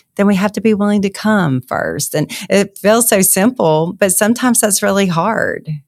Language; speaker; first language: English; native; English